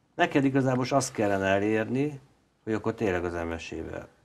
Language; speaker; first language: Hungarian; native; Hungarian